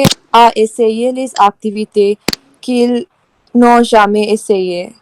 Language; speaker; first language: French; non-native, learner; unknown